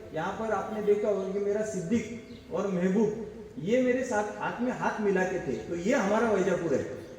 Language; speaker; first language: Hindi; non-native, local second language; Marathi